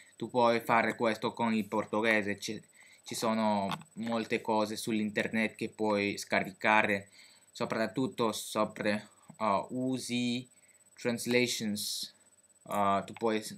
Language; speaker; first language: Italian; non-native, fluent; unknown